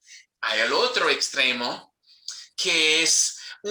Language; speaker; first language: Spanish; non-native, fluent; English